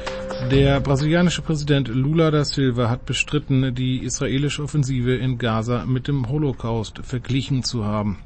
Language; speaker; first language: German; native; German